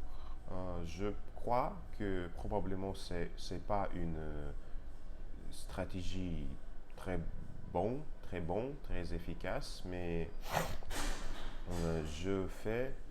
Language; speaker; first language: French; non-native, learner; Russian